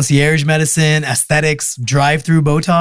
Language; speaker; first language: English; native; English